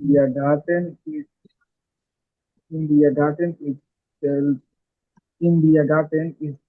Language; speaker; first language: German; non-native, learner; Bangla